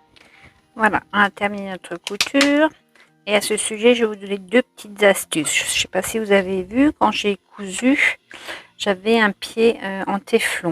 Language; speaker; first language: French; native; French